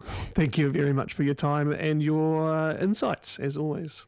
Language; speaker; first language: English; native; English